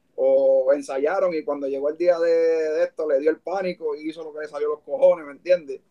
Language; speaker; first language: Spanish; native; Spanish